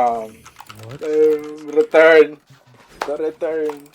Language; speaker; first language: English; non-native, local second language; Filipino